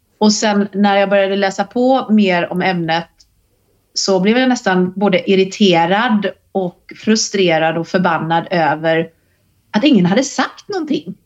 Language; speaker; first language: Swedish; native; Swedish